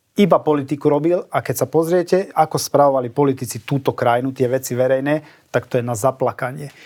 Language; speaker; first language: Slovak; non-native, local second language; Hungarian